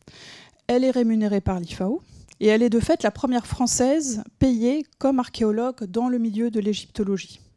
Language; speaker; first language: French; native; French